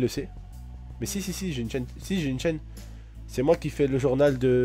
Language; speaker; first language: French; native; French